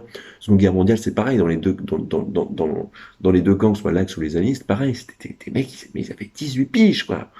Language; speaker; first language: French; native; French